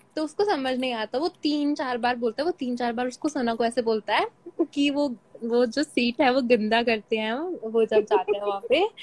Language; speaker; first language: Hindi; native; Hindi